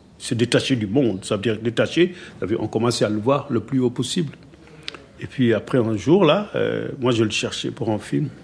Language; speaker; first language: French; non-native, local second language; Wolof